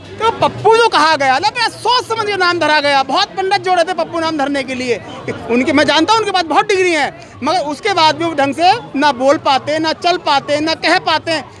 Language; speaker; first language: Hindi; native; Hindi